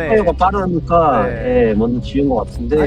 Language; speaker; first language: Korean; native; Korean